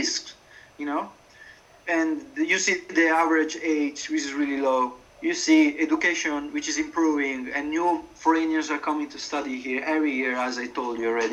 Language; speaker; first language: English; non-native, fluent; Italian